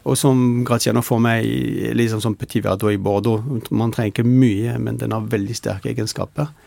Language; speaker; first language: Norwegian; non-native, fluent; French